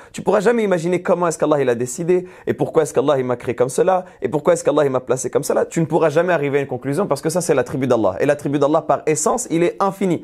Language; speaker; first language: French; native; French